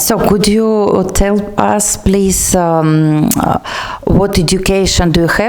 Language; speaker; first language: English; non-native, learner; Russian